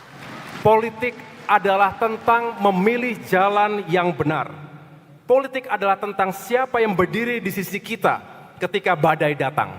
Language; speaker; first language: Indonesian; native; Indonesian